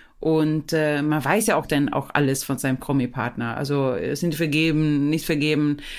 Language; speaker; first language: German; non-native, fluent; Swedish